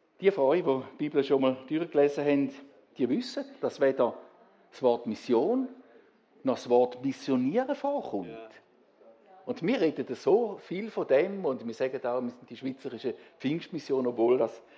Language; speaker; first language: German; native; German